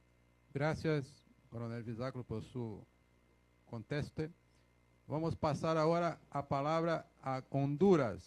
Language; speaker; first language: Spanish; non-native, fluent; Portuguese